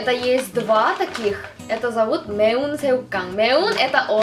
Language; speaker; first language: Russian; non-native, learner; Korean